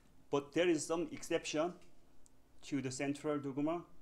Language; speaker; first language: English; non-native, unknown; Korean